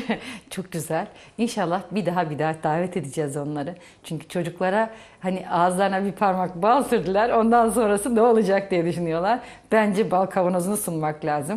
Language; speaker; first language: Turkish; native; Turkish